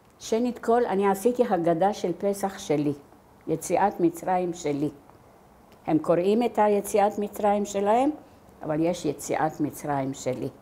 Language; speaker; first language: Hebrew; non-native, fluent; Arabic